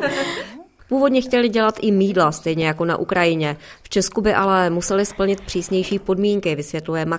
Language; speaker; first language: Czech; native; Czech